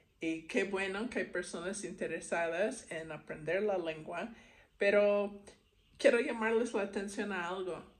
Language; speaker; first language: Spanish; non-native, fluent; English